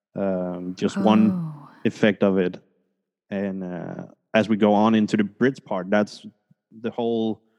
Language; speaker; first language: English; early bilingual, other home language; Spanish